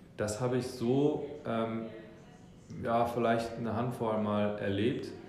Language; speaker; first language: German; early bilingual, other home language; English